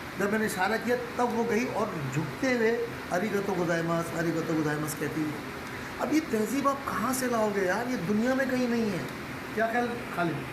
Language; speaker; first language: Urdu; native; Urdu